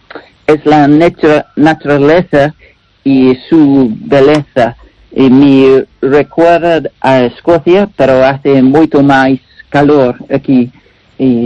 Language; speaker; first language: Spanish; non-native, learner; English